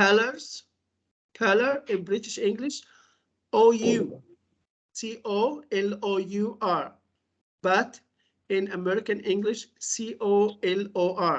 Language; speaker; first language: English; non-native, fluent; Arabic